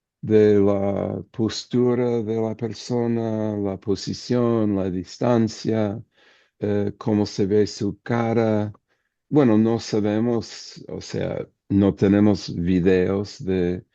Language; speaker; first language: Spanish; non-native, fluent; English